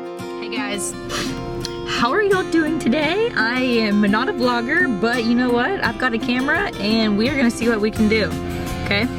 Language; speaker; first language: English; native; English